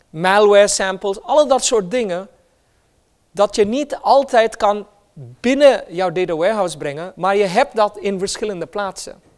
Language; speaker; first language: Dutch; non-native, fluent; Hindi